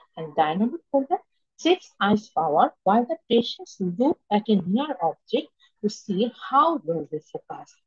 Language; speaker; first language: English; non-native, local second language; Bangla